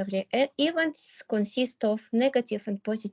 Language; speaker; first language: English; non-native, learner; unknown